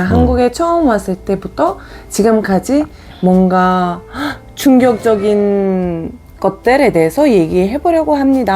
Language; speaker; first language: Korean; non-native, fluent; Bulgarian